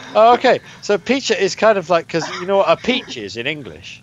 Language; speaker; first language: English; native; English